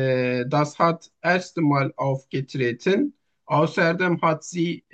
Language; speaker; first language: German; non-native, learner; Turkish